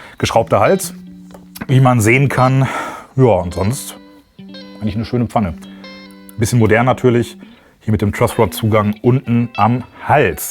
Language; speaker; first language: German; native; German